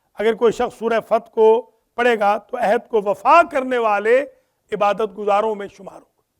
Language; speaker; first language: Urdu; non-native, local second language; Punjabi